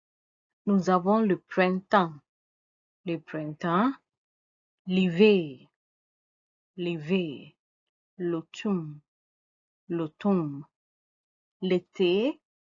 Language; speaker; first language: French; non-native, fluent; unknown